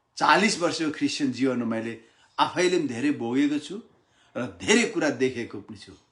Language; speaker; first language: Nepali; non-native, local second language; Limbu